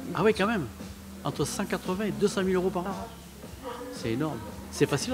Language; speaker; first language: French; native; French